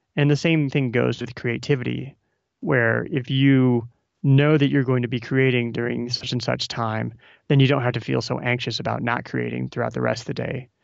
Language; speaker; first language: English; native; English